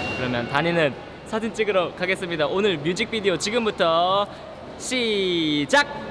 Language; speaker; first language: Korean; native; Korean